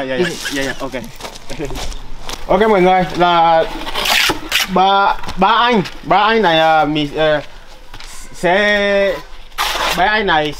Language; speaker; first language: Vietnamese; non-native, learner; Portuguese